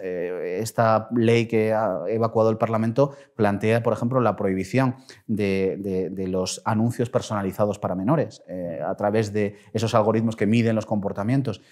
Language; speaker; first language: Spanish; native; Spanish